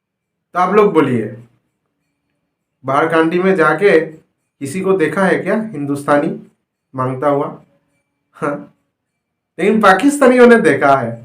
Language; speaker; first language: Hindi; non-native, local second language; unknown